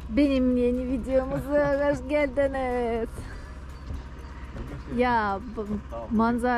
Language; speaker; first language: Turkish; non-native, learner; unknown